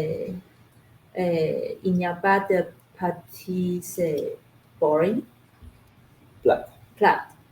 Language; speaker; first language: French; non-native, learner; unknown